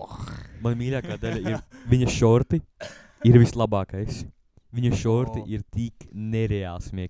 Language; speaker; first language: Latvian; native; Latvian